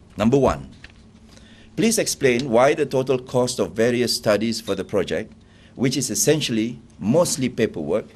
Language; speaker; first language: English; non-native, local second language; Malay